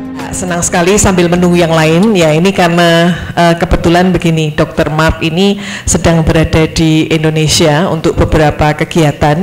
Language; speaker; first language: Indonesian; native; Indonesian